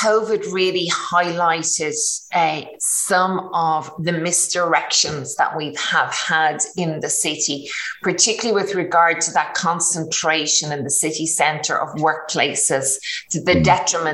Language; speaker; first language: English; native; English